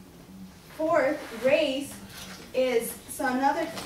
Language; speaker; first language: English; native; English